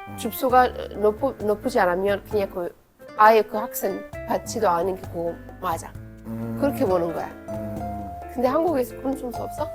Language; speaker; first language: Korean; non-native, fluent; Arabic